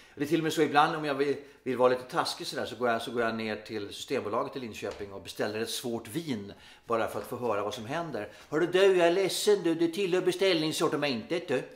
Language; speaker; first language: Swedish; native; Swedish